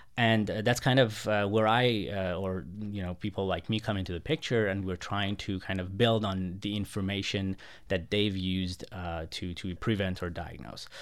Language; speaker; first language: English; non-native, fluent; Persian